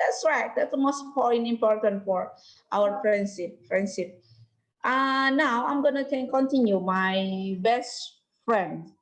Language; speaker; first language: English; non-native, learner; Indonesian